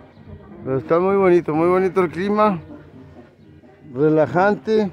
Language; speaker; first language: Spanish; native; Spanish